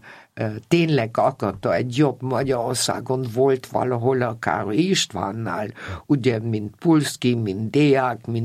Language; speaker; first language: Hungarian; non-native, fluent; German